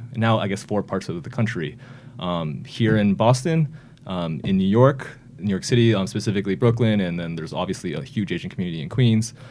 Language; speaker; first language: English; native; English